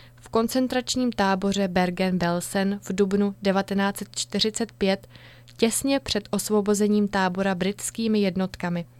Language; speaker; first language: Czech; native; Czech